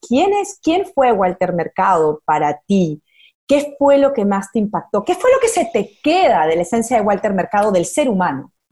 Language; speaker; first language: Spanish; native; Spanish